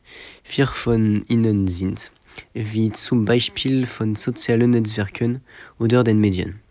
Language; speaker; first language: German; non-native, fluent; French